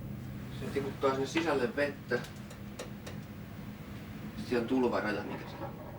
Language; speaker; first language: Finnish; native; Finnish